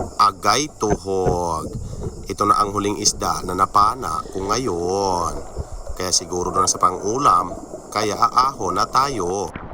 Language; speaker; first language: Filipino; non-native, local second language; Cebuano